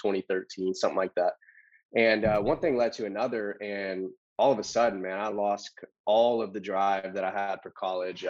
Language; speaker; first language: English; native; English